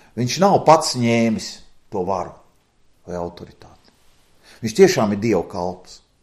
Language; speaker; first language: Latvian; native; Latvian